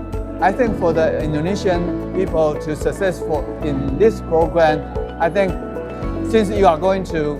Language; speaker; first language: English; non-native, learner; Chinese